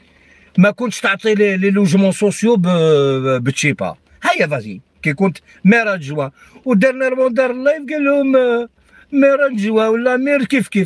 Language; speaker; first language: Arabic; non-native, local second language; Kabyle